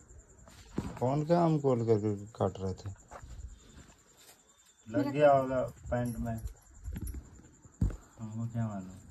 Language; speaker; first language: Hindi; native; Hindi